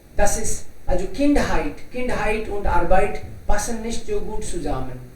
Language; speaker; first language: German; non-native, learner; Hindi